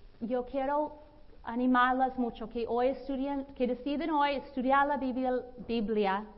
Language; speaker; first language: Spanish; non-native, fluent; English